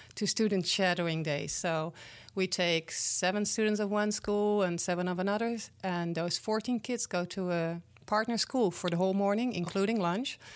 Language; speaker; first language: English; non-native, fluent; Dutch